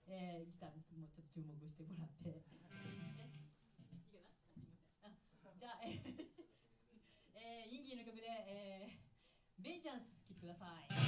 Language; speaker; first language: Japanese; native; Japanese